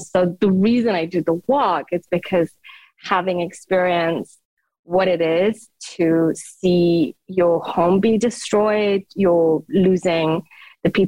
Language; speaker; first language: English; non-native, fluent; Persian